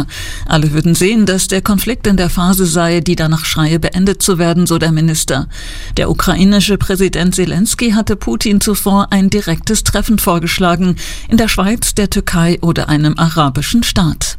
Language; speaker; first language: German; native; German